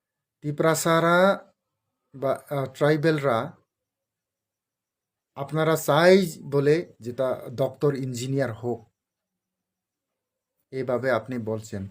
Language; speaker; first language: Bangla; non-native, local second language; Kok Borok